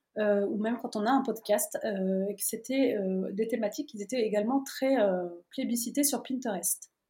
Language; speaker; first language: French; native; French